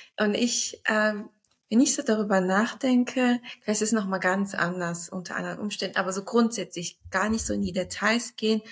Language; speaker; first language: German; early bilingual, other home language; Turkish